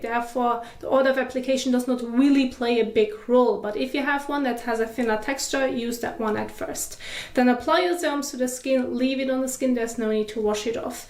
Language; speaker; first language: English; non-native, fluent; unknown